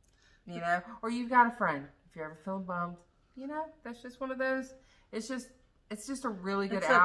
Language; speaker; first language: English; native; English